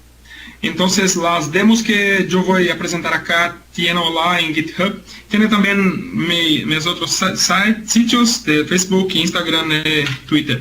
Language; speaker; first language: Spanish; non-native, learner; Portuguese